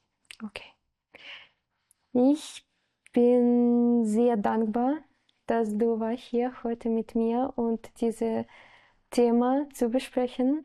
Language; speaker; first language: German; non-native, learner; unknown